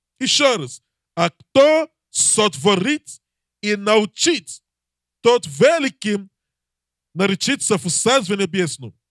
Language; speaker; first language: Russian; non-native, learner; English